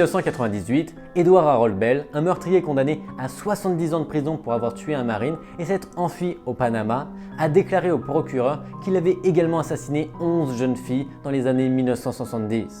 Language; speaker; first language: French; native; French